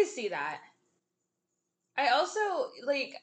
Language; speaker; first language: English; native; English